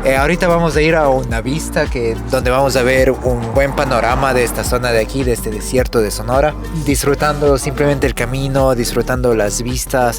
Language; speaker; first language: Spanish; native; Spanish